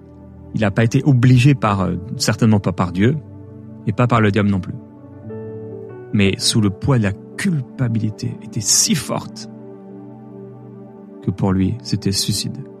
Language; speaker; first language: French; native; French